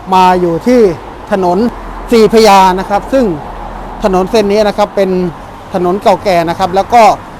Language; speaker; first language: Thai; native; Thai